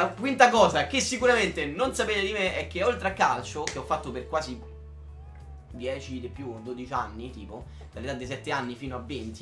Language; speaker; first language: Italian; native; Italian